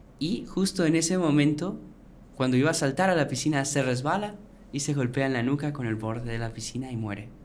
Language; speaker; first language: Spanish; native; Spanish